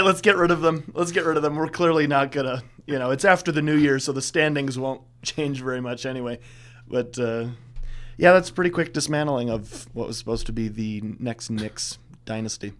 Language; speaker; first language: English; native; English